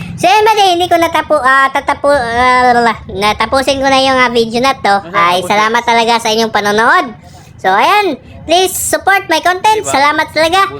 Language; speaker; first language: Filipino; non-native, local second language; Cebuano